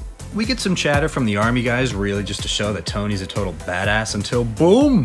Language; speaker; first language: English; native; English